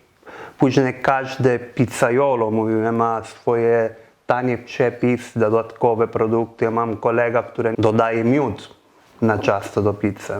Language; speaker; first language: Polish; non-native, fluent; Italian